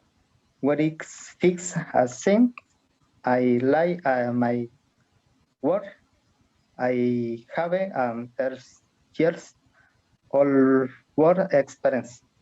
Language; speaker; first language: English; non-native, learner; Spanish